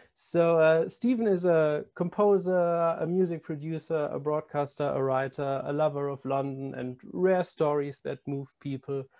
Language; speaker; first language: English; non-native, fluent; German